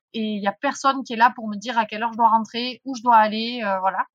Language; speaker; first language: French; native; French